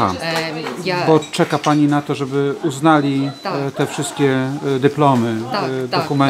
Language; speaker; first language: Ukrainian; non-native, learner; Polish